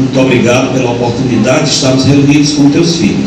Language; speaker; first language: Portuguese; native; Portuguese